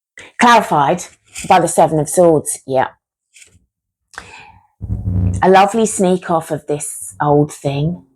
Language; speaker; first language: English; native; English